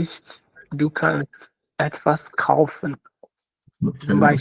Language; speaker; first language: German; non-native, learner; Akan